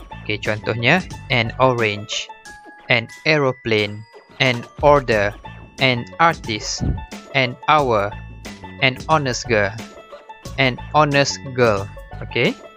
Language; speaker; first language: English; non-native, local second language; Malay